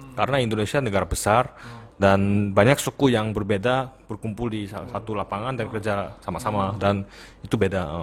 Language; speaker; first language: Indonesian; early bilingual, other home language; Korean